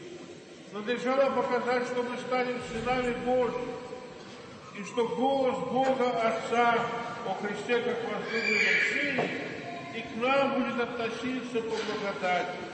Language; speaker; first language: Russian; native; Russian